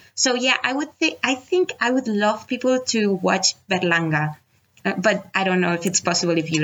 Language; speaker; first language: English; non-native, fluent; Spanish